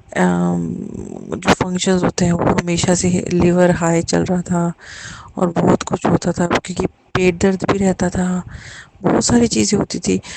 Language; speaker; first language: Hindi; native; Hindi